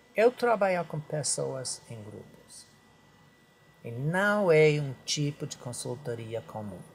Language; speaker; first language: Portuguese; non-native, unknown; English